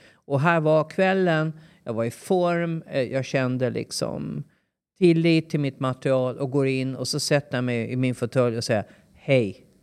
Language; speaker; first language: Swedish; native; Swedish